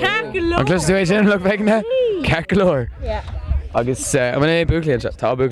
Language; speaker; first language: Irish; non-native, local second language; English